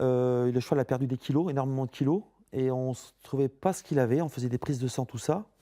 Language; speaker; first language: French; native; French